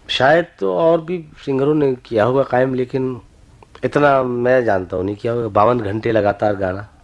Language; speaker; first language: Urdu; native; Urdu